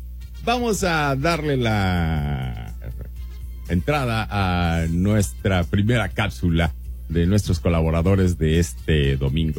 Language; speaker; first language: Spanish; native; Spanish